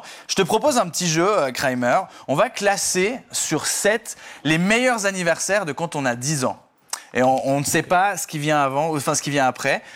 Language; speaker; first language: French; native; French